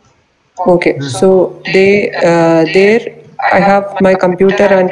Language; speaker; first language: English; non-native, local second language; Hindi